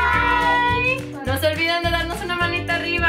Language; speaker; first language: Spanish; early bilingual, heritage; Spanish